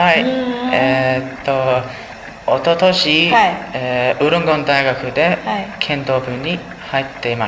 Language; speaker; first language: Japanese; non-native, learner; English